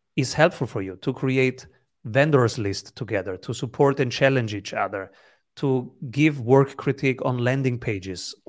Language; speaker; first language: English; non-native, fluent; Italian